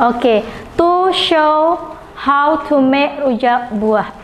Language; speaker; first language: English; non-native, fluent; Indonesian